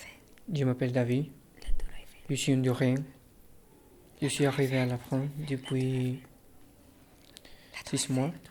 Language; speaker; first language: French; non-native, learner; Spanish